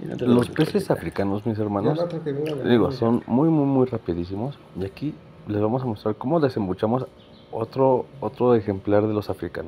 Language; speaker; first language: Spanish; native; Spanish